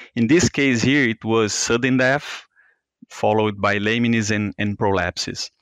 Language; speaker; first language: English; non-native, fluent; Portuguese